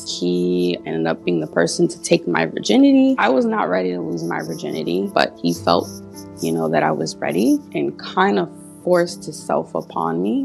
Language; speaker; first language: English; native; English